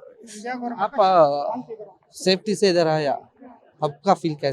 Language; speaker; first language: Hindi; non-native, local second language; Kannada